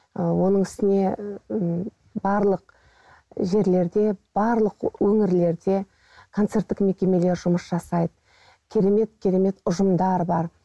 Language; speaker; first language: Kazakh; native; Kazakh